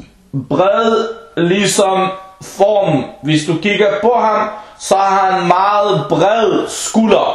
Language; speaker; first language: Danish; non-native, fluent; Arabic